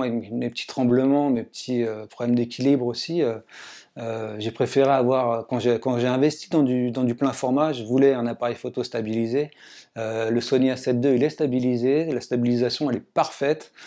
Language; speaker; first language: French; native; French